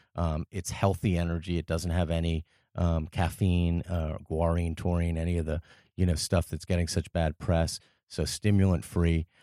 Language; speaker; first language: English; early bilingual, other home language; French